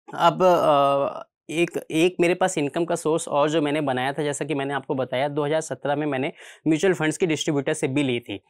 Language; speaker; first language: Hindi; native; Hindi